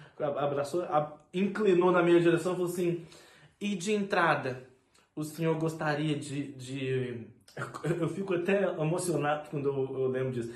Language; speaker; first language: Portuguese; native; Portuguese